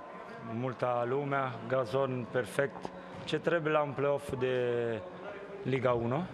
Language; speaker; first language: Romanian; non-native, fluent; Italian